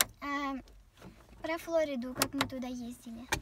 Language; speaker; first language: Russian; early bilingual, heritage; Russian